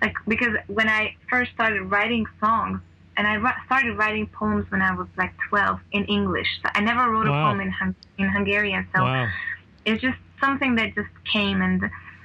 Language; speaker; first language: English; non-native, fluent; Hungarian